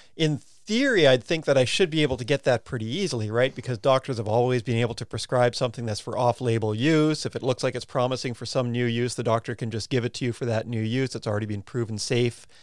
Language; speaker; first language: English; native; English